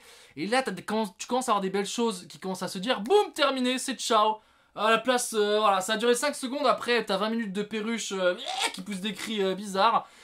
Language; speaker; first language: French; native; French